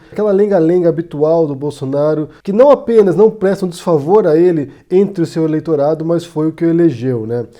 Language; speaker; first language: Portuguese; native; Portuguese